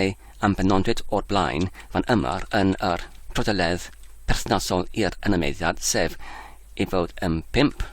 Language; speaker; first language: Welsh; non-native, fluent; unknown